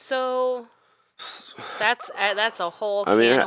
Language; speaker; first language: English; native; English